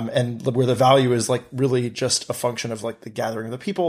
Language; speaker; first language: English; native; English